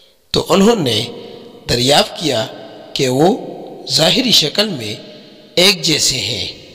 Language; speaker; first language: Urdu; native; Urdu